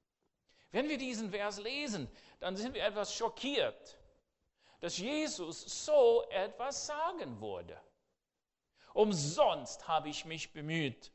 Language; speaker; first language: German; non-native, fluent; English